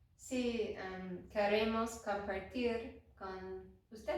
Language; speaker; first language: Spanish; non-native, learner; English